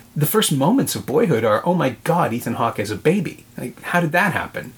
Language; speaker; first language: English; native; English